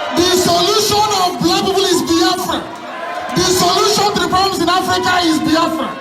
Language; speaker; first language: English; non-native, local second language; Igbo